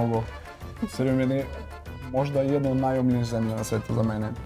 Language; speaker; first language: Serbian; non-native, learner; Portuguese